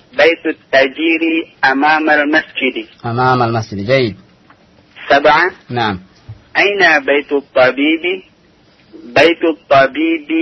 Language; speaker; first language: Arabic; non-native, fluent; Indonesian